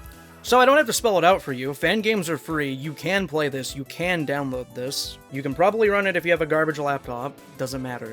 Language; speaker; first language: English; native; English